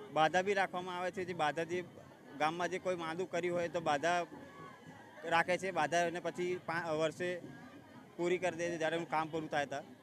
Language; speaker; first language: Gujarati; non-native, local second language; Rathawi